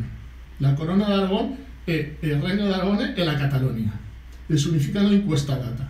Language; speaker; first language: Italian; non-native, fluent; Catalan